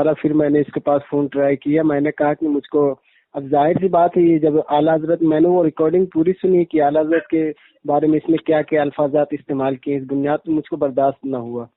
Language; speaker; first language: Urdu; native; Urdu